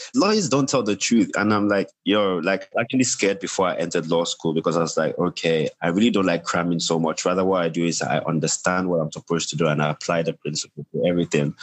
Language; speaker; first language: English; non-native, local second language; Yoruba